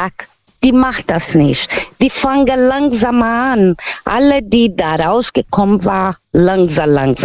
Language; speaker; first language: German; non-native, learner; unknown